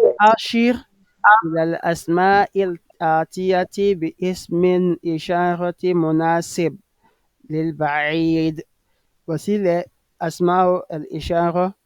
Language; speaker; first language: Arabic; non-native, fluent; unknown